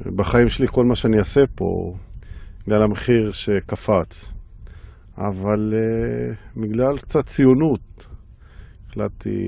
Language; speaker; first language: Hebrew; native; Hebrew